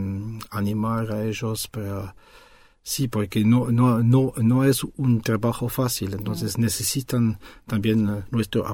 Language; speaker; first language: Spanish; non-native, fluent; French